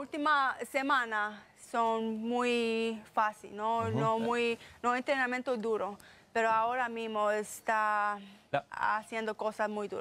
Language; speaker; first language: Spanish; early bilingual, heritage; English